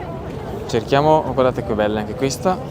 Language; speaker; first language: Italian; native; Italian